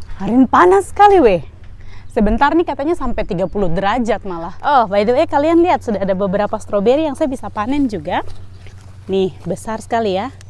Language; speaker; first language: Indonesian; native; Indonesian